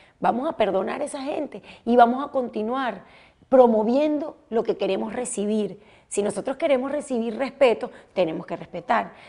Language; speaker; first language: Spanish; native; Spanish